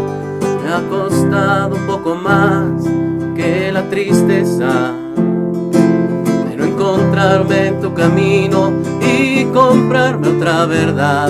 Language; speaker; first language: Spanish; native; Spanish